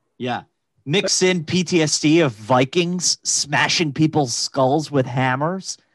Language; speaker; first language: English; native; English